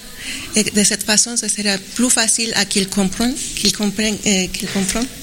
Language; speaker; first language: French; non-native, learner; Spanish